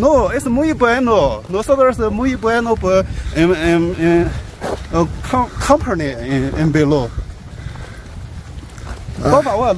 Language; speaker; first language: Spanish; non-native, learner; Chinese